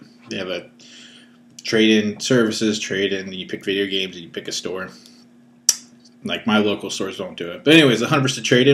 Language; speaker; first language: English; native; English